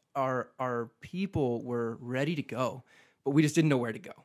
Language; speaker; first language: English; native; English